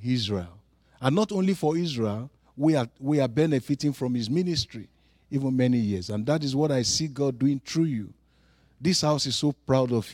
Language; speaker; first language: English; non-native, local second language; Yoruba